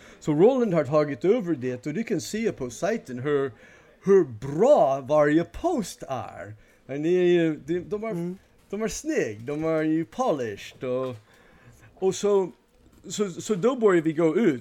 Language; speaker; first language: Swedish; non-native, fluent; English